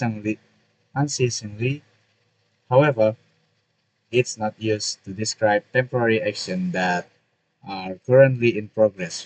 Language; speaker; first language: English; non-native, learner; Indonesian